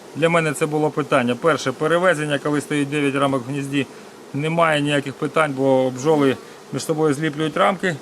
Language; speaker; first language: Ukrainian; non-native, local second language; Russian